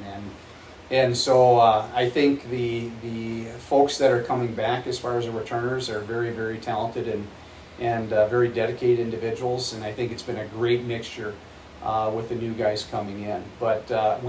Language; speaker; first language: English; native; English